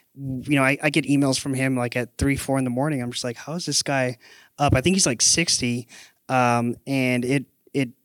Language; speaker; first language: English; native; English